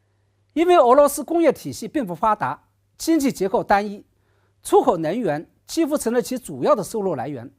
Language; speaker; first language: Chinese; native; Chinese